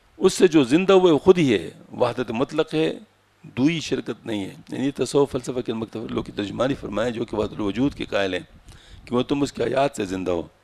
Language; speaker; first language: Urdu; non-native, local second language; Pashto